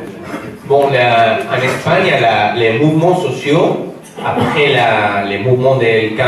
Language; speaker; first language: French; non-native, fluent; Spanish